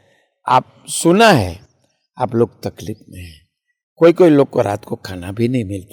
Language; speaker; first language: Hindi; non-native, local second language; Bangla